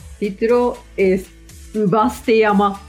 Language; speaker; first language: Spanish; non-native, fluent; Japanese